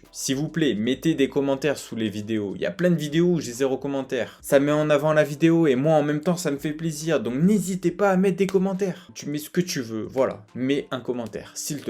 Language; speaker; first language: French; native; French